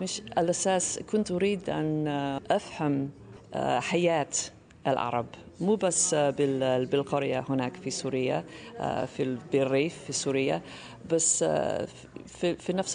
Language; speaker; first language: Arabic; non-native, fluent; English